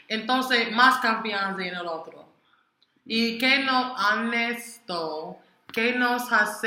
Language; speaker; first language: Spanish; non-native, learner; English